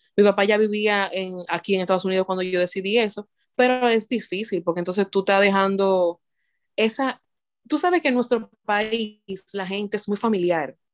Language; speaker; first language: Spanish; native; Spanish